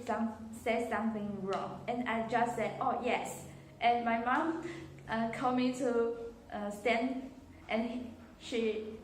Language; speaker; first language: English; non-native, learner; Chinese